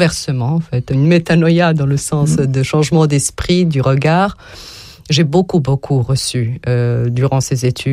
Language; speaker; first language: French; non-native, fluent; Serbian